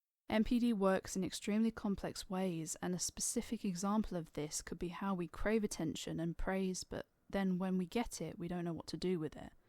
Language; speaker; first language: English; native; English